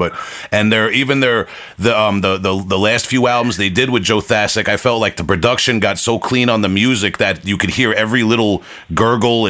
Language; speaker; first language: English; native; English